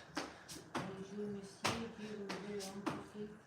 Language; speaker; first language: French; non-native, learner; Spanish